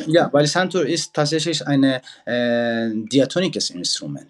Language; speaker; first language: German; non-native, fluent; Persian